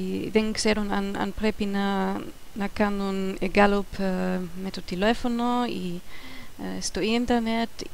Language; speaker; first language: Greek; non-native, learner; German